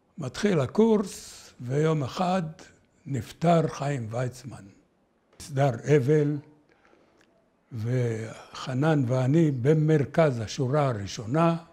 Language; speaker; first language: Hebrew; native; Hebrew